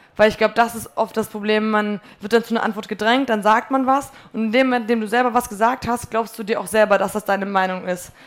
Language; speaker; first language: German; early bilingual, other home language; Polish